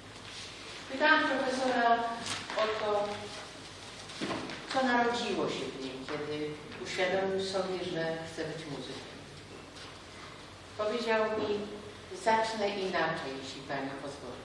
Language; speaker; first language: Polish; native; Polish